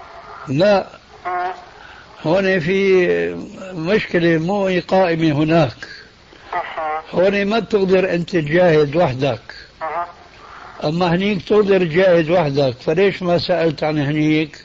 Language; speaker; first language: Arabic; early bilingual, other home language; Albanian